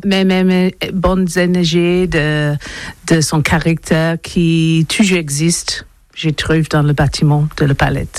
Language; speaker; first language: French; non-native, learner; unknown